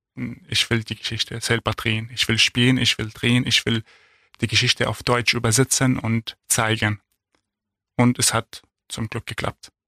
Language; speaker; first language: German; non-native, fluent; Arabic